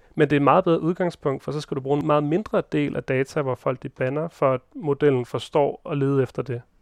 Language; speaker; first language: Danish; native; Danish